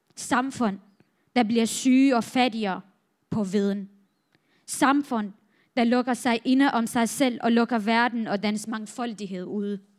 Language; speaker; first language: Danish; non-native, fluent; Central Kurdish